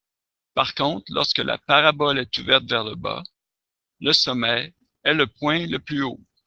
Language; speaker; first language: French; native; French